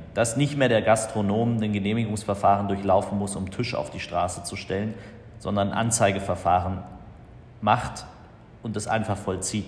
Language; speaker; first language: German; native; German